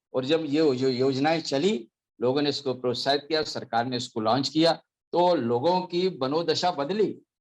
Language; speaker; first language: Hindi; native; Hindi